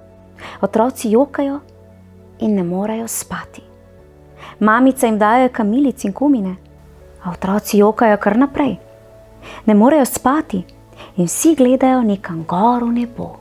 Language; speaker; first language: Slovenian; native; Slovenian